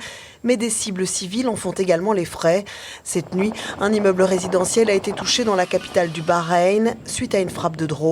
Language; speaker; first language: French; native; French